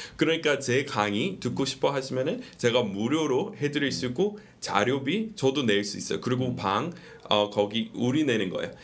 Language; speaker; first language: Korean; non-native, fluent; English